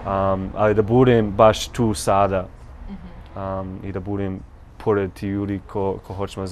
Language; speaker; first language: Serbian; non-native, learner; English